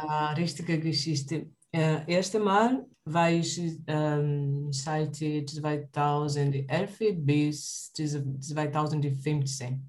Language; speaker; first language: German; non-native, learner; Portuguese